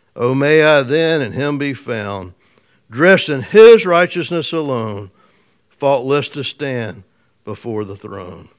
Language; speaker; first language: English; native; English